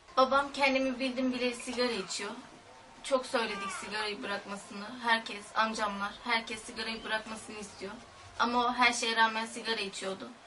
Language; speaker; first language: Turkish; native; Turkish